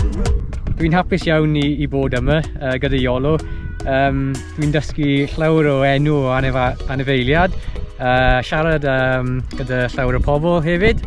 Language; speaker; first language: Welsh; non-native, learner; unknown